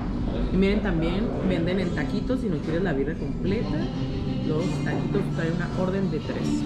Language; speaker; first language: Spanish; native; Spanish